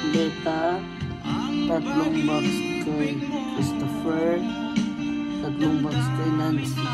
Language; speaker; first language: Filipino; non-native, local second language; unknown